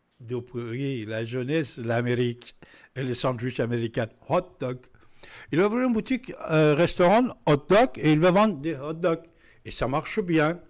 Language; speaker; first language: French; non-native, fluent; Persian